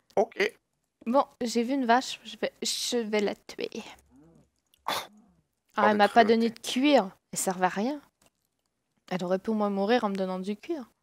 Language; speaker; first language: French; native; French